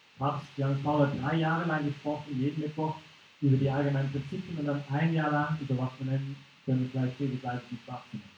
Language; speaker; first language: German; non-native, fluent; English